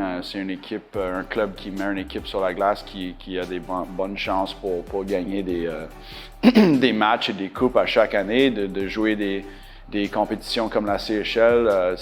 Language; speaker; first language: French; non-native, local second language; English